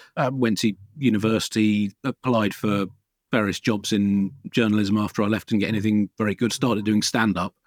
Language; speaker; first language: English; native; English